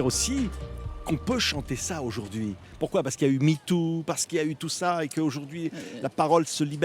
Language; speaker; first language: French; native; French